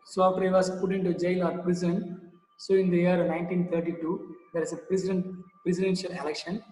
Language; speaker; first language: English; non-native, local second language; Tamil